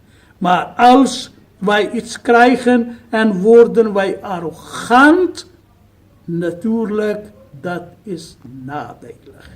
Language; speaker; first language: Dutch; non-native, fluent; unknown